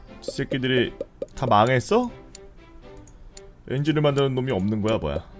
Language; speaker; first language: Korean; native; Korean